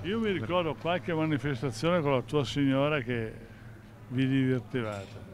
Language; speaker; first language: Italian; native; Italian